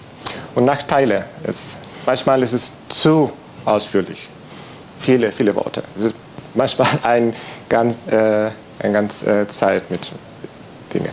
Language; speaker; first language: German; non-native, learner; Spanish